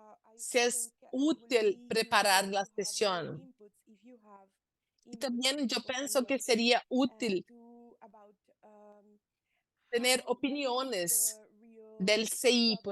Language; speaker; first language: Spanish; non-native, fluent; Portuguese